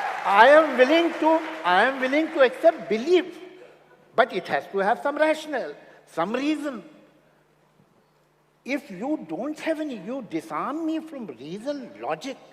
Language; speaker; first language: English; non-native, local second language; Hindi